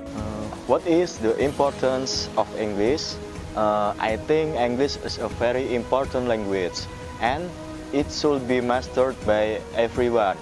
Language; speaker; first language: English; non-native, learner; Indonesian